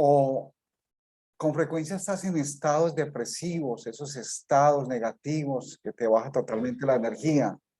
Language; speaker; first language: Spanish; native; Spanish